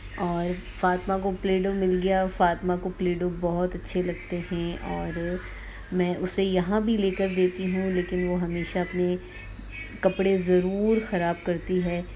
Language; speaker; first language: Urdu; native; Urdu